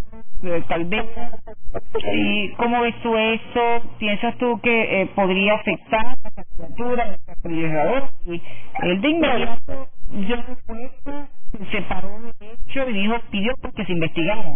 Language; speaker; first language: Spanish; native; Spanish